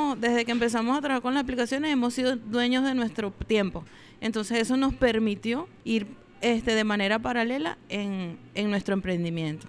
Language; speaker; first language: Spanish; native; Spanish